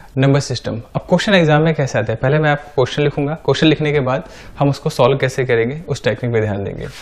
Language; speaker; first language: Hindi; native; Hindi